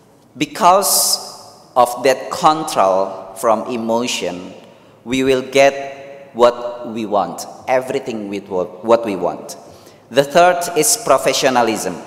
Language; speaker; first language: English; non-native, learner; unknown